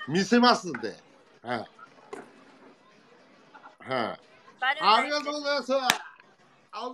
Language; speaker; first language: Japanese; native; Japanese